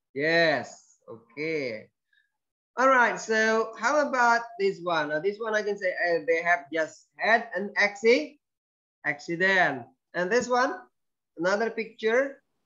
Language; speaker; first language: English; non-native, fluent; Indonesian